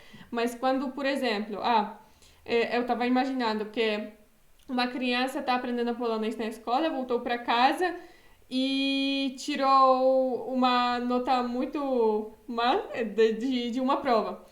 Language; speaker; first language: Portuguese; non-native, fluent; Polish